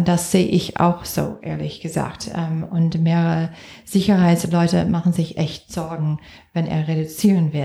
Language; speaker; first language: German; non-native, fluent; English